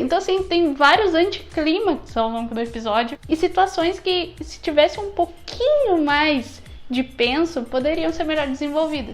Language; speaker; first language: Portuguese; native; Portuguese